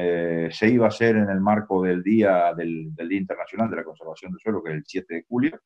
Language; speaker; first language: Spanish; native; Spanish